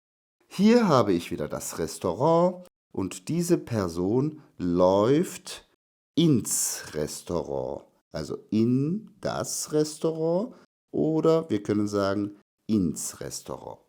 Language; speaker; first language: German; non-native, fluent; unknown